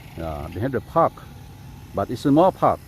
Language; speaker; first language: English; non-native, fluent; Lao